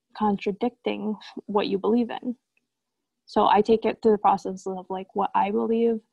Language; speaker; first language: English; native; English